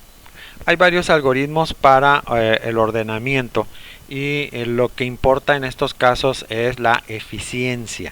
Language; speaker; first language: Spanish; native; Spanish